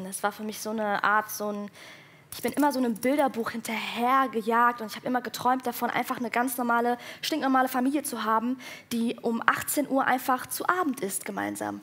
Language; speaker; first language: German; early bilingual, other home language; Persian